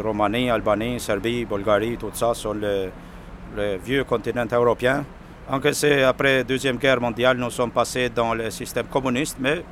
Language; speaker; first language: French; non-native, fluent; Albanian